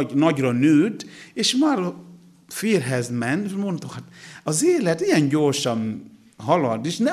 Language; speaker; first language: Hungarian; non-native, fluent; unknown